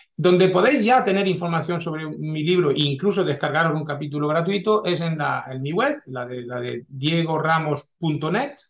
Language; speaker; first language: Spanish; early bilingual, heritage; Spanish